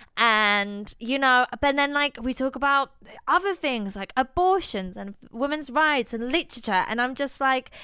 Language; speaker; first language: English; non-native, fluent; Polish